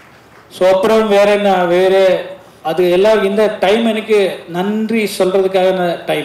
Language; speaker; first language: Tamil; non-native, learner; Malayalam